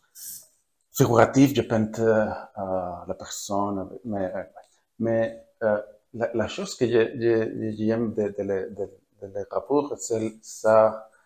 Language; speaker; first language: French; non-native, learner; Spanish